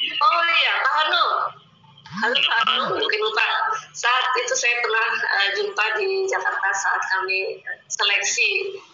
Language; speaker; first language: Indonesian; native; Indonesian